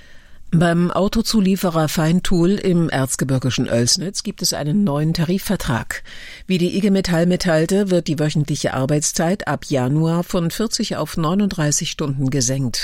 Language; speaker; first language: German; native; German